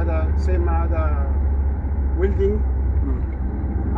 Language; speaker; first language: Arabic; non-native, learner; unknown